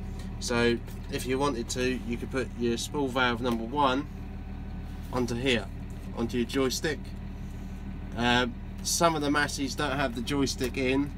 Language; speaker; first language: English; native; English